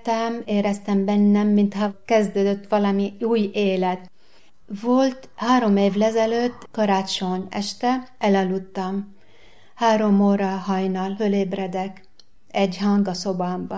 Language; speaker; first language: Hungarian; non-native, learner; Arabic